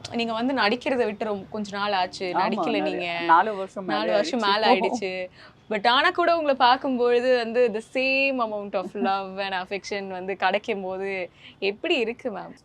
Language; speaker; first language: Tamil; native; Tamil